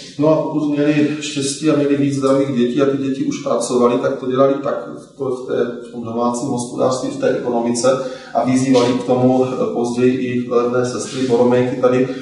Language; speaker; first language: Czech; native; Czech